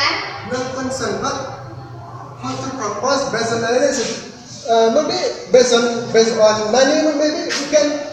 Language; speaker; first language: English; non-native, learner; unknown